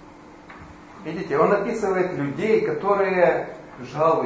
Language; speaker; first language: Polish; non-native, learner; Russian